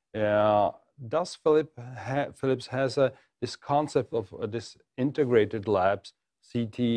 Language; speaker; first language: English; non-native, fluent; Czech